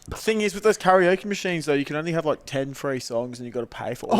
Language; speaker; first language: English; native; English